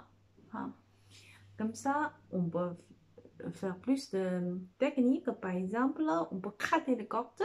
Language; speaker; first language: French; non-native, fluent; Chinese